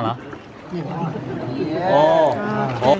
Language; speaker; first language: Thai; non-native, learner; Hmong